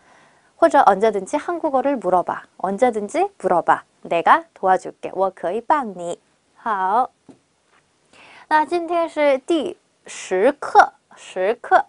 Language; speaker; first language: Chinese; non-native, fluent; Korean